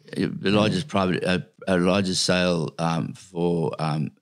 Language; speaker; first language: English; native; English